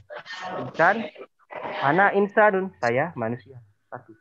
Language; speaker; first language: Indonesian; native; Indonesian